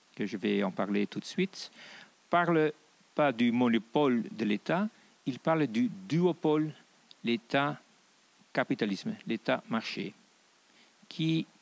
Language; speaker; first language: French; non-native, fluent; Dutch